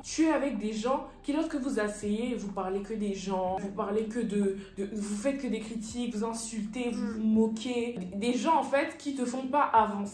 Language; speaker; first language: French; native; French